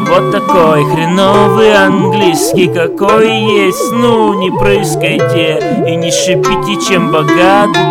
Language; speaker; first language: Russian; native; Russian